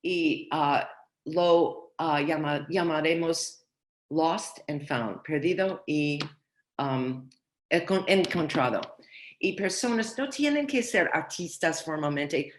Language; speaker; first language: Spanish; non-native, learner; English